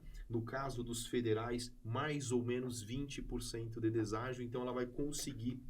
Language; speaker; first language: Portuguese; native; Portuguese